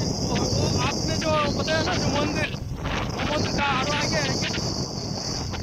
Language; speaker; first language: Hindi; non-native, local second language; Bangla